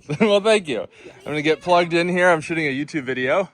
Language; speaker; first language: English; native; English